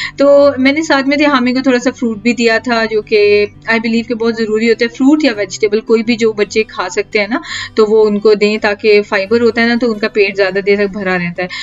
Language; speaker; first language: Urdu; native; Urdu